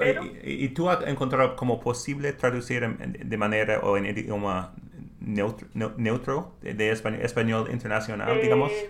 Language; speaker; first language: Spanish; non-native, learner; English